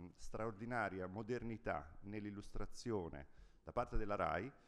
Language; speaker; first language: Italian; native; Italian